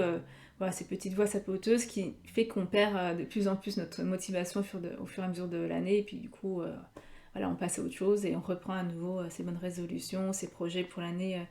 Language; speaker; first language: French; native; French